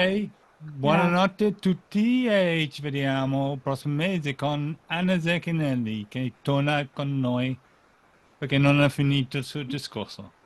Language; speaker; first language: Italian; non-native, fluent; English